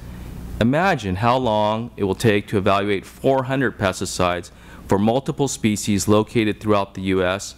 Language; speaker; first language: English; native; English